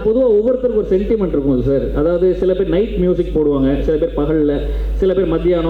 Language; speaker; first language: Tamil; native; Tamil